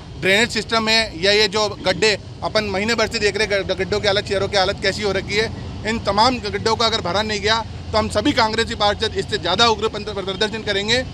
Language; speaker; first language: Hindi; native; Hindi